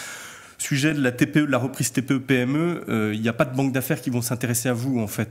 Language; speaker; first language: French; native; French